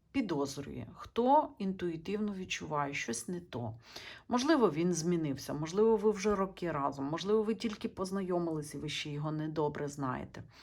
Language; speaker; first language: Ukrainian; non-native, local second language; Russian